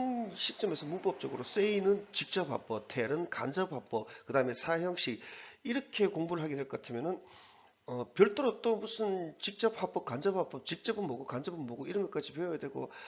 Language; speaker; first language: Korean; native; Korean